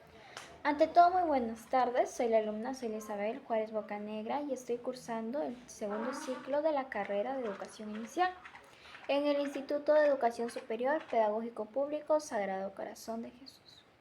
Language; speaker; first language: Spanish; native; Spanish